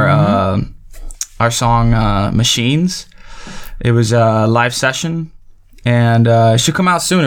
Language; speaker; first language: English; native; English